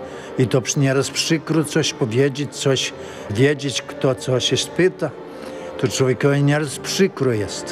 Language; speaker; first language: Polish; early bilingual, heritage; Polish